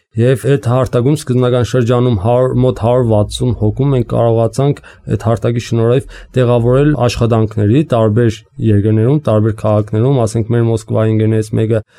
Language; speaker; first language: Armenian; native; Armenian